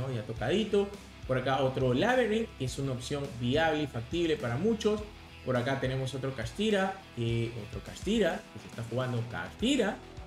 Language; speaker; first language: Spanish; native; Spanish